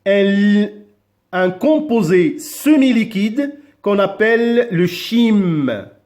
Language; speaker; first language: French; non-native, local second language; Arabic